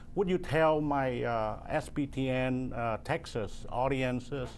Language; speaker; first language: English; non-native, learner; Vietnamese